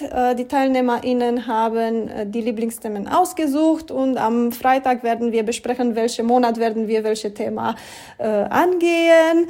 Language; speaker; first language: German; non-native, fluent; Romanian